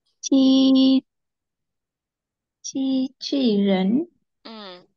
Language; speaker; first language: Chinese; non-native, learner; Vietnamese